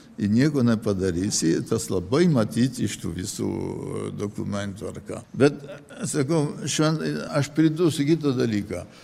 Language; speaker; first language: Lithuanian; early bilingual, heritage; Lithuanian